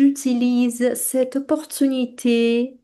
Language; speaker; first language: French; non-native, fluent; Russian